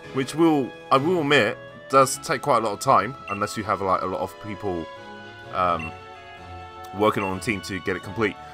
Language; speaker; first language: English; native; English